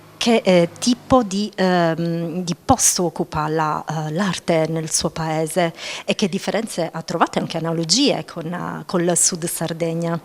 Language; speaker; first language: Italian; native; Italian